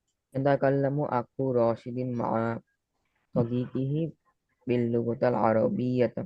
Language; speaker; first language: Arabic; non-native, learner; Bangla